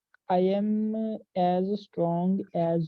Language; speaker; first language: English; non-native, learner; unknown